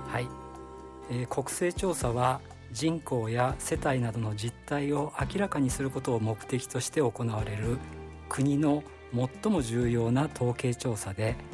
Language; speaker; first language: Japanese; native; Japanese